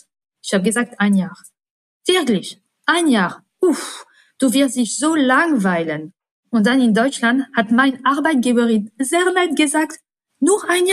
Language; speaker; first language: German; non-native, fluent; French